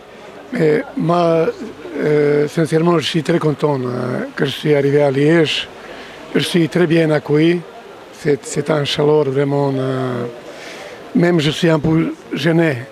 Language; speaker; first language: French; non-native, fluent; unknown